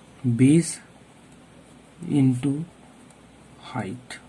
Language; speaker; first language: English; non-native, local second language; Hindi